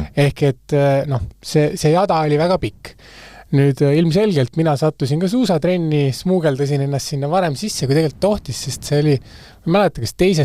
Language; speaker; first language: Estonian; native; Estonian